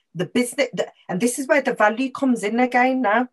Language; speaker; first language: English; native; English